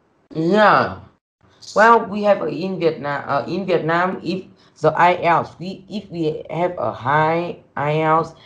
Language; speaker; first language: English; non-native, learner; Vietnamese